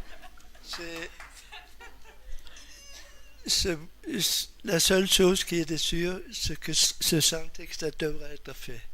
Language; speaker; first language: French; non-native, fluent; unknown